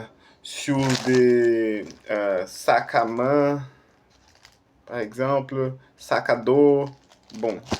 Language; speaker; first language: French; non-native, fluent; Portuguese